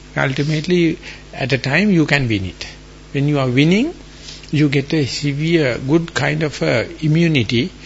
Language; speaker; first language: English; non-native, local second language; Sinhala